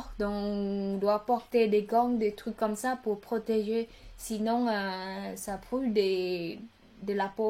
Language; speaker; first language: French; non-native, learner; Khmer